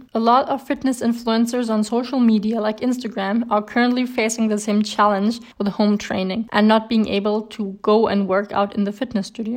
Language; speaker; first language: English; non-native, fluent; German